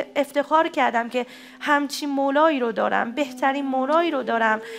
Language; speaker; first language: Persian; non-native, fluent; Japanese